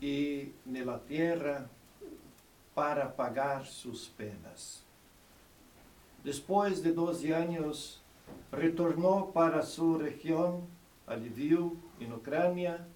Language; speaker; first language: Spanish; non-native, fluent; Portuguese